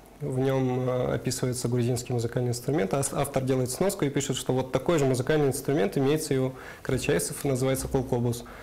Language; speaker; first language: Russian; non-native, local second language; Karachay-Balkar